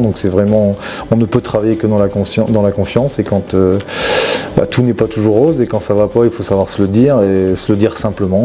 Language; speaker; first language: French; native; French